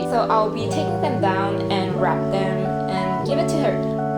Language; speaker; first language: English; non-native, local second language; French